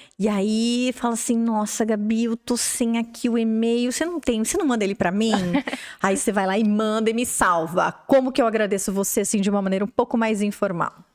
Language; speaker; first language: Portuguese; native; Portuguese